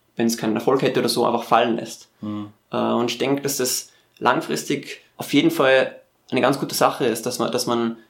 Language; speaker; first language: German; native; German